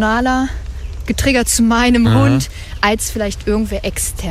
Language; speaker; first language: German; native; German